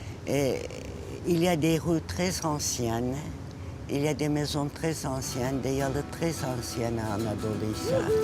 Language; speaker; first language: French; non-native, fluent; Turkish